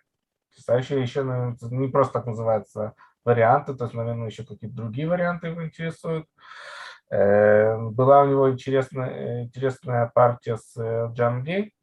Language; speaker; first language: Russian; native; Russian